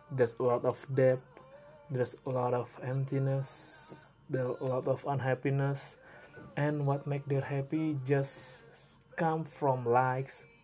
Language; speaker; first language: English; non-native, learner; Indonesian